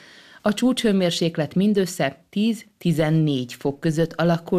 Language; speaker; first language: Hungarian; native; Hungarian